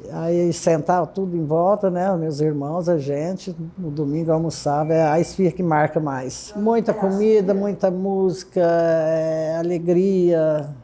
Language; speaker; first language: Portuguese; early bilingual, other home language; Arabic